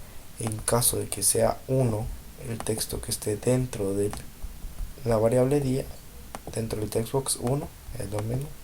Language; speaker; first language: Spanish; native; Spanish